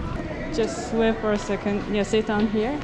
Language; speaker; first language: English; non-native, learner; Korean